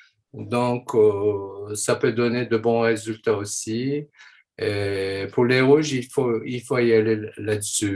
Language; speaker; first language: French; non-native, fluent; Turkish